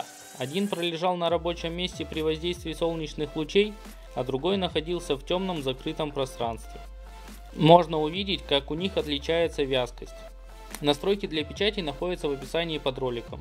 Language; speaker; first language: Russian; native; Russian